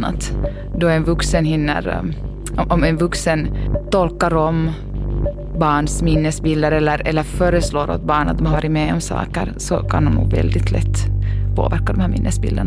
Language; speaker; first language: Swedish; native; Swedish